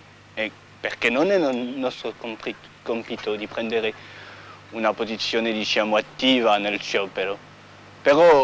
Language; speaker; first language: Italian; non-native, fluent; French